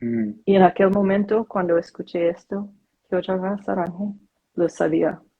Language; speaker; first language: Spanish; non-native, fluent; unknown